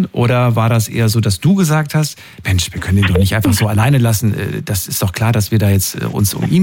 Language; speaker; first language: German; native; German